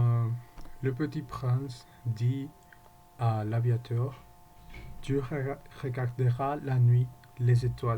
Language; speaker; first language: French; non-native, learner; Spanish